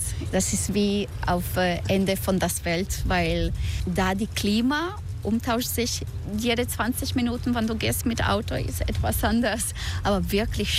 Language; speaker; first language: German; non-native, learner; Croatian